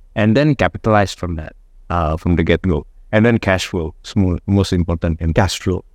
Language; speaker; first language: English; non-native, fluent; Indonesian